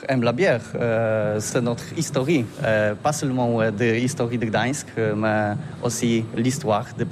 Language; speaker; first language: French; non-native, learner; Polish